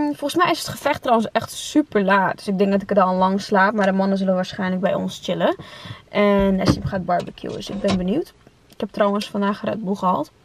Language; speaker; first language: Dutch; native; Dutch